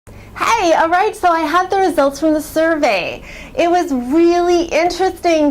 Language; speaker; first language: English; native; English